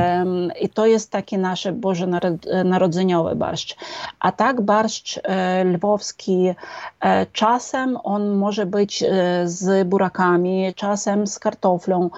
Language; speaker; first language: Polish; non-native, fluent; Ukrainian